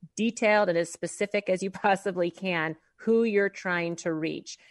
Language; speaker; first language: English; native; English